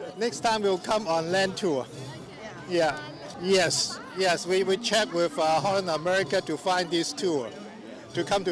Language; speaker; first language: English; non-native, fluent; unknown